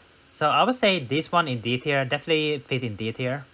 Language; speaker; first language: English; non-native, fluent; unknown